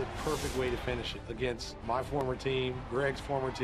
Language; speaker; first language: English; native; English